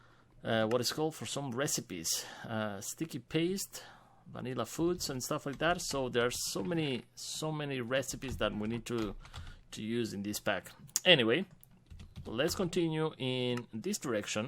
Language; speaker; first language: English; non-native, fluent; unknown